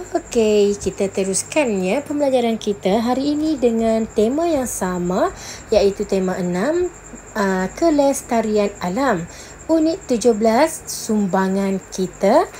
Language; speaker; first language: Malay; native; Malay